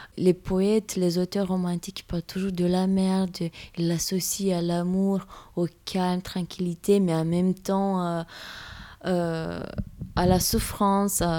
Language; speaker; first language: French; non-native, fluent; Romanian